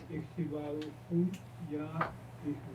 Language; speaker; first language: Arabic; non-native, learner; English